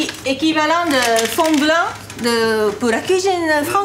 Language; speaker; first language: French; non-native, fluent; Japanese